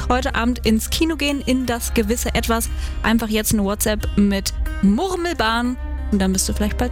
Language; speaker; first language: German; native; German